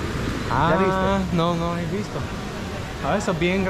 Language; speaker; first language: Spanish; non-native, learner; English